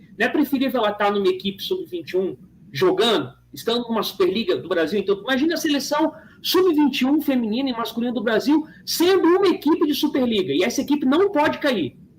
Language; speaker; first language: Portuguese; native; Portuguese